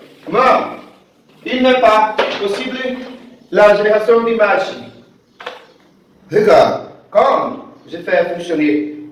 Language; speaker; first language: French; non-native, learner; Portuguese